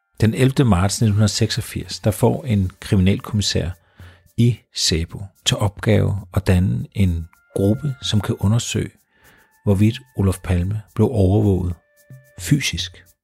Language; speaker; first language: Danish; native; Danish